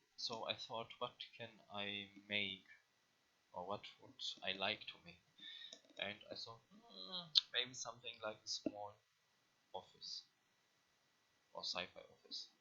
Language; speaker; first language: English; non-native, learner; German